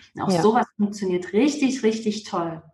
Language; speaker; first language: German; native; German